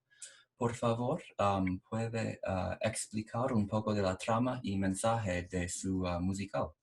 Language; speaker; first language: Spanish; non-native, learner; English